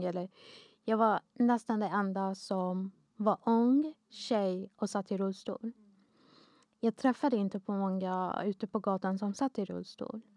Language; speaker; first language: Swedish; non-native, fluent; Arabic